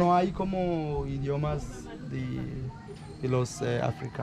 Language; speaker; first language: Spanish; non-native, learner; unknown